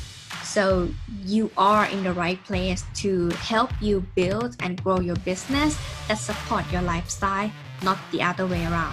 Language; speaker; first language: English; non-native, learner; Thai